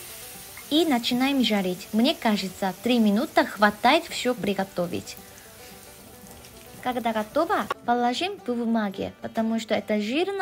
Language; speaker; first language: Russian; non-native, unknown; Korean